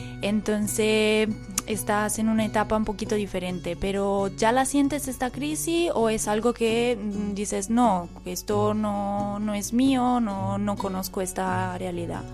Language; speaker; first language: Spanish; non-native, fluent; Italian